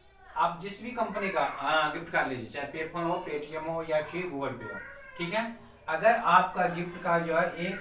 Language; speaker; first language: Hindi; native; Hindi